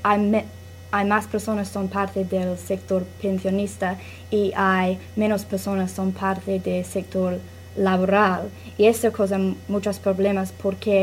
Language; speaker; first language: Spanish; non-native, learner; English